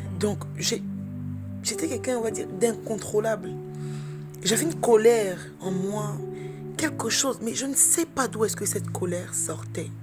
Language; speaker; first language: French; early bilingual, other home language; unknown